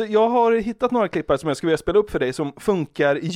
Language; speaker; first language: Swedish; native; Swedish